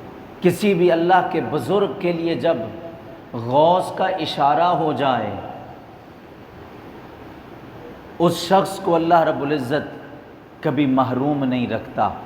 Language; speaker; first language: Urdu; native; Urdu